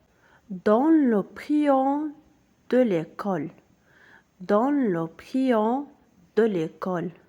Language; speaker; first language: French; non-native, local second language; Arabic